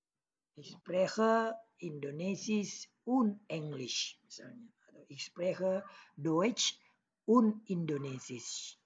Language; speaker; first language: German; non-native, learner; Indonesian